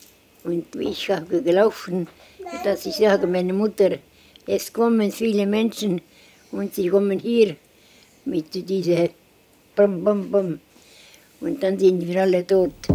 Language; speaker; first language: German; non-native, learner; Estonian